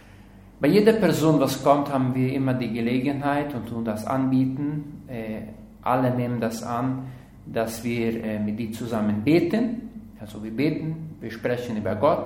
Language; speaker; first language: German; non-native, learner; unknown